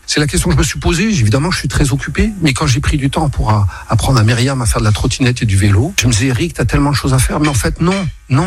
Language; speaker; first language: French; native; French